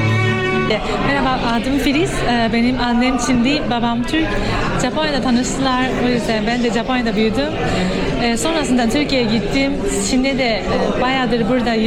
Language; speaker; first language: Turkish; early bilingual, heritage; Turkish